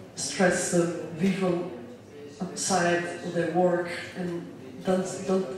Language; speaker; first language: English; non-native, fluent; Italian